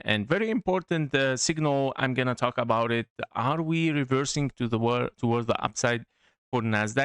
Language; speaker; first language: English; non-native, fluent; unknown